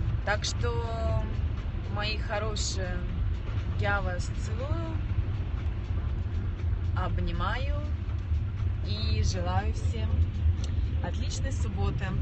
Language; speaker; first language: Russian; native; Russian